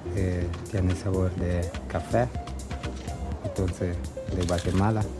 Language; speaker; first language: Spanish; non-native, learner; Italian